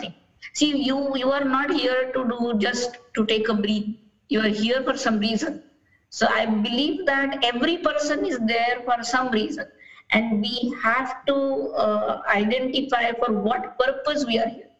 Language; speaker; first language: English; non-native, local second language; Marathi